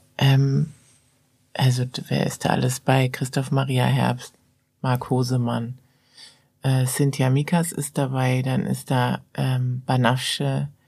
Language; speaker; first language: German; early bilingual, other home language; Persian